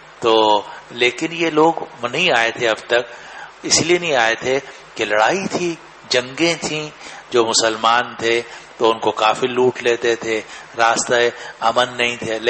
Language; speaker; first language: Urdu; native; Urdu